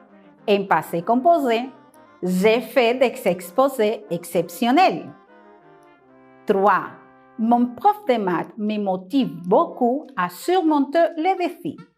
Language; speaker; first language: French; non-native, fluent; Spanish